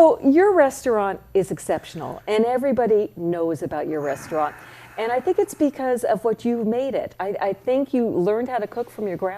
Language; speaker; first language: English; native; English